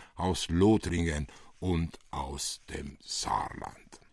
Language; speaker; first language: German; early bilingual, other home language; Italian